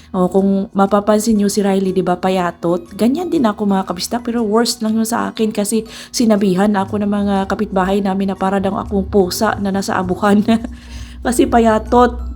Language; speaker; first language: Filipino; non-native, local second language; Cebuano